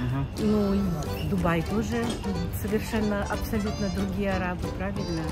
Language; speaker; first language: Russian; native; Russian